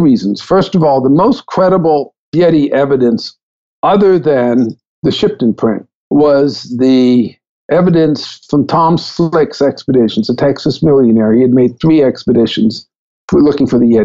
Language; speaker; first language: English; native; English